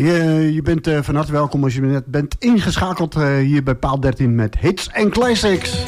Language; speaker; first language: Dutch; native; Dutch